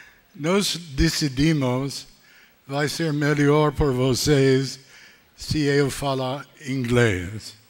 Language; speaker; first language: Portuguese; non-native, learner; English